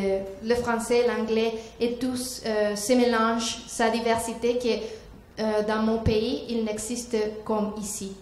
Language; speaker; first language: French; non-native, learner; Spanish